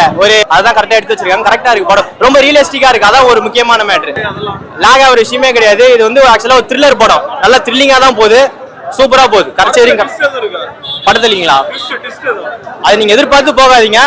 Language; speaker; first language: Tamil; native; Tamil